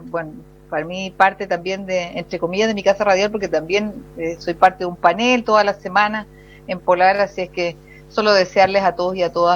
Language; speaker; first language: Spanish; native; Spanish